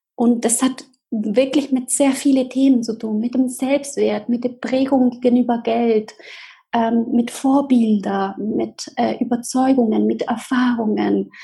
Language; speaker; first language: German; non-native, fluent; Spanish